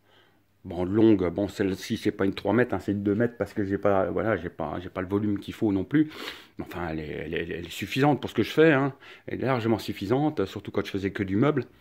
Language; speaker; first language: French; native; French